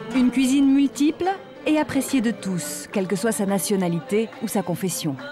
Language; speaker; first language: French; native; French